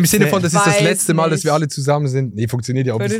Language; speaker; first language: German; native; German